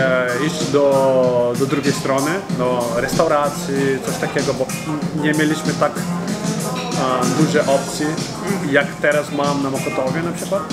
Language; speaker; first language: Polish; non-native, learner; Portuguese